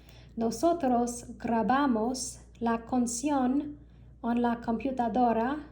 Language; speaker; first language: Spanish; non-native, learner; English